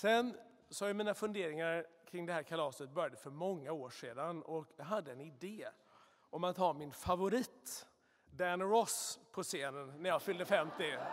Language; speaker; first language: Swedish; native; Swedish